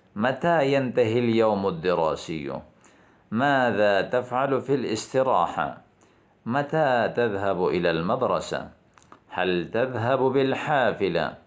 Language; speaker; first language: Arabic; non-native, fluent; Urdu